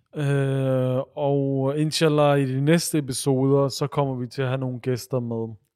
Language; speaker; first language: Danish; early bilingual, other home language; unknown